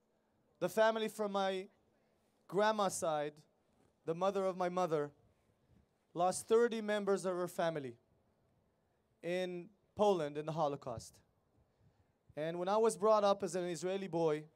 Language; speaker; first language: English; non-native, fluent; Hebrew